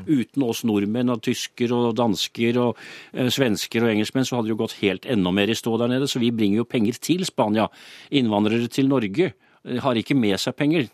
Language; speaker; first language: Norwegian; native; Norwegian